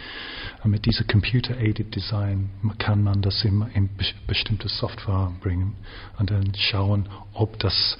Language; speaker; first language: German; non-native, fluent; English